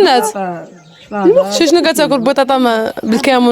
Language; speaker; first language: Arabic; native; Arabic